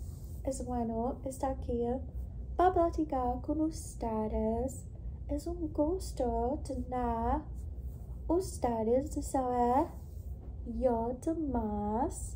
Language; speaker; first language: Spanish; non-native, learner; English